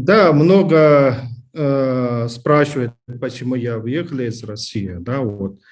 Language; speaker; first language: Russian; non-native, learner; English